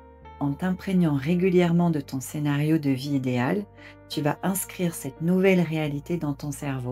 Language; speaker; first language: French; native; French